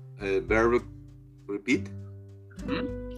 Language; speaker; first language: English; non-native, learner; Spanish